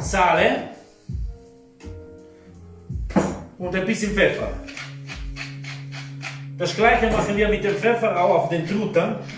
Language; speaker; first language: German; non-native, fluent; Italian